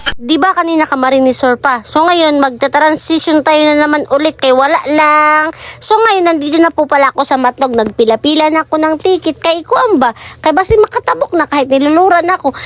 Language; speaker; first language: Filipino; non-native, local second language; Waray